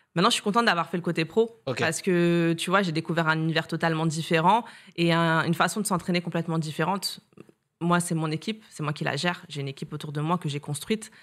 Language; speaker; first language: French; native; French